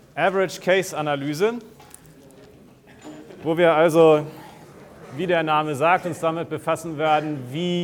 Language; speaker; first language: German; native; German